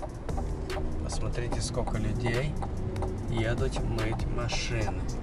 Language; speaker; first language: Russian; native; Russian